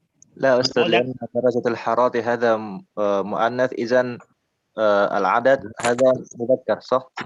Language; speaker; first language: Arabic; non-native, learner; Indonesian